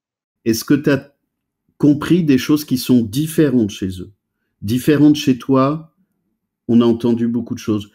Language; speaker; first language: French; native; French